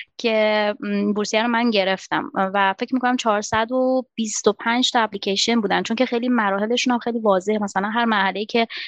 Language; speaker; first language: Persian; native; Persian